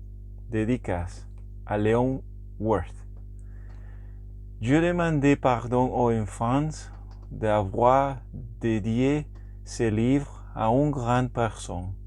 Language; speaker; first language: French; non-native, learner; Spanish